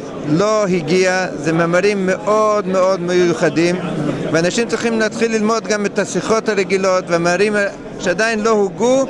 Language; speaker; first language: Hebrew; non-native, fluent; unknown